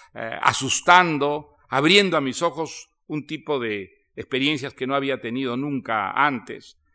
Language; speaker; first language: Spanish; native; Spanish